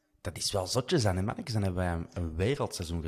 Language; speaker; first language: Dutch; native; Dutch